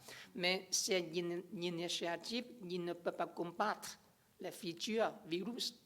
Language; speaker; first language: French; non-native, learner; English